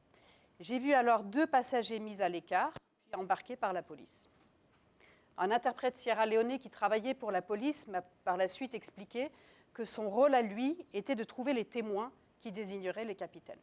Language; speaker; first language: French; native; French